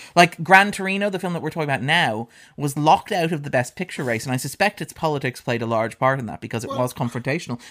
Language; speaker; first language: English; native; English